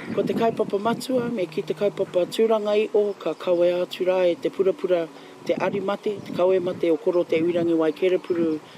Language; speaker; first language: Māori; native; Māori